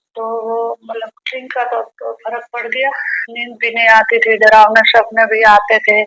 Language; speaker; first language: Hindi; native; Hindi